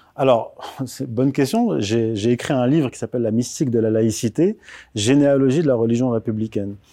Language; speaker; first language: French; early bilingual, other home language; Berber languages